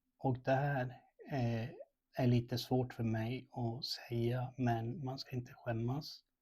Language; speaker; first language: Swedish; early bilingual, other home language; Spanish